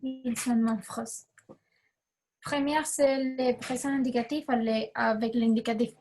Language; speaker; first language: French; non-native, learner; Spanish